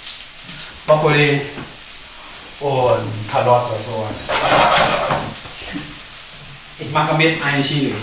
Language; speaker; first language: German; non-native, learner; Thai